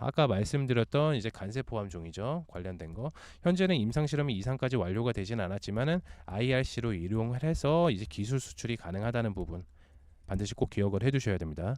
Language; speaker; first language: Korean; native; Korean